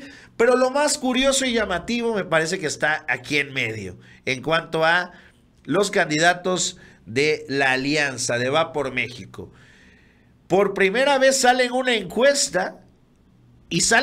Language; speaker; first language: Spanish; native; Spanish